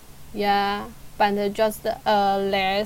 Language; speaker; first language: English; non-native, learner; Chinese